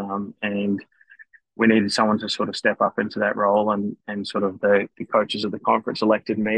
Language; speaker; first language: English; native; English